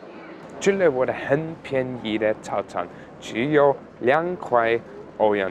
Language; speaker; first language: Chinese; non-native, learner; German